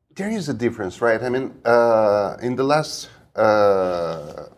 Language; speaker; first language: English; non-native, fluent; Portuguese